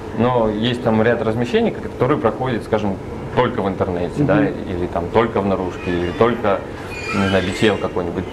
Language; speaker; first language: Russian; native; Russian